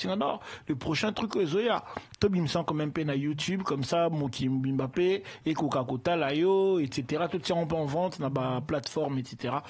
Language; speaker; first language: French; early bilingual, other home language; Lingala